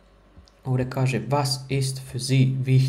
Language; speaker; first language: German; non-native, fluent; Croatian